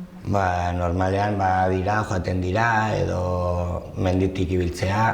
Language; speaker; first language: Basque; non-native, local second language; Spanish